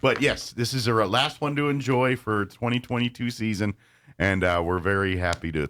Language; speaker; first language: English; native; English